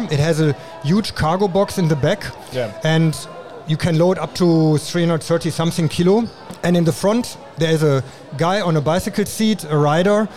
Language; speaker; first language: English; non-native, fluent; German